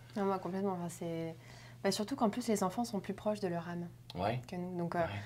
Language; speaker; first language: French; native; French